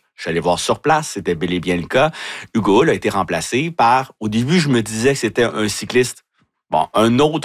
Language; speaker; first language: French; native; French